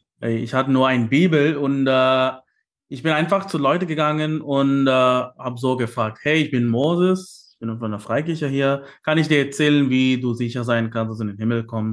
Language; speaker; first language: German; non-native, fluent; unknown